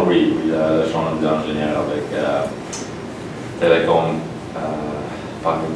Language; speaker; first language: French; non-native, learner; Polish